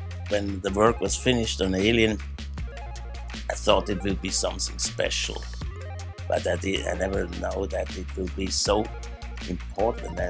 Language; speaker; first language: English; non-native, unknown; German